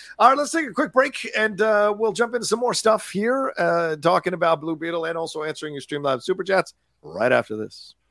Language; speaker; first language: English; native; English